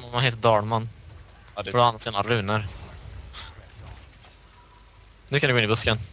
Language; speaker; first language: Swedish; native; Swedish